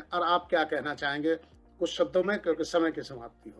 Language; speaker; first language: Hindi; native; Hindi